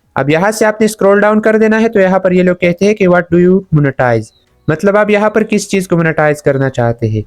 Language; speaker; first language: Urdu; non-native, local second language; Punjabi